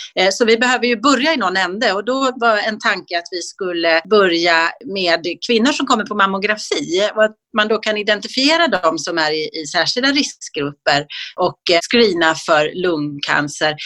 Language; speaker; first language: Swedish; native; Swedish